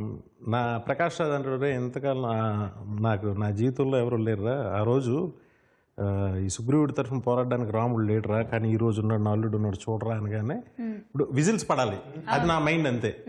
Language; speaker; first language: Telugu; native; Telugu